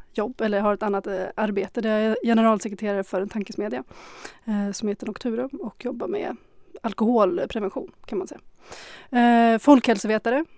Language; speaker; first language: Swedish; early bilingual, other home language; Arabic